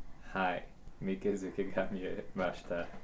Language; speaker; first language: Japanese; non-native, learner; English